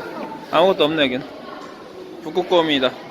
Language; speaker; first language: Korean; native; Korean